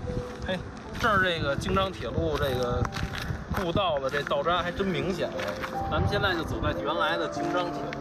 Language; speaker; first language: Chinese; native; Chinese